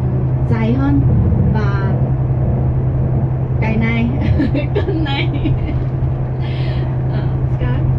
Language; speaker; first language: Vietnamese; non-native, learner; Korean